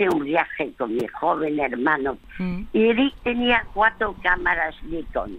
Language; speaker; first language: Spanish; early bilingual, other home language; French